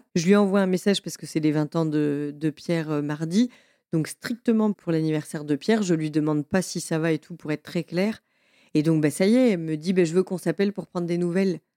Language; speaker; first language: French; native; French